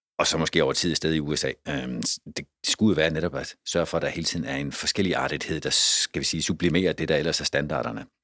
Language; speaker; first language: Danish; native; Danish